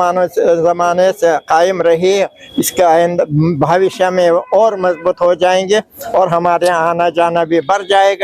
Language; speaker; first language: Hindi; non-native, fluent; Uzbek